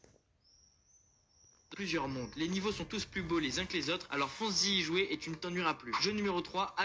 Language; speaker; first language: French; native; French